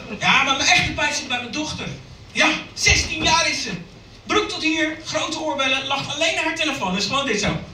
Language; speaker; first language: Dutch; early bilingual, other home language; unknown